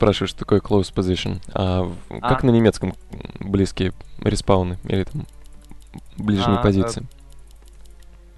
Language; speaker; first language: Russian; native; Russian